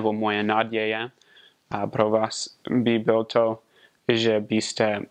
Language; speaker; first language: Czech; non-native, fluent; English